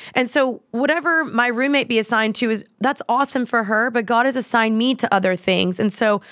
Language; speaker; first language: English; native; English